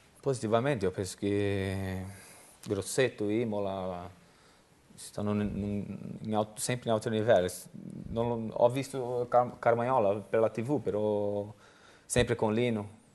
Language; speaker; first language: Italian; non-native, learner; Portuguese